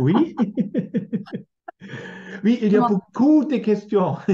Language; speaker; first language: French; non-native, fluent; German